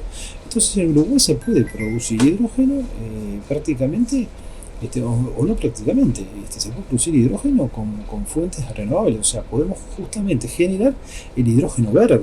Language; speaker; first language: Spanish; native; Spanish